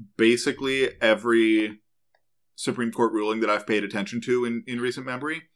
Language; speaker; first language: English; native; English